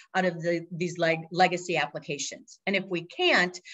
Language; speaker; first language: English; native; English